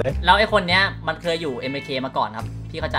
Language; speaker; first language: Thai; native; Thai